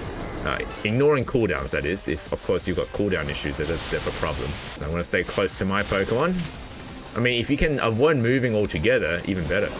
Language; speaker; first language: English; native; English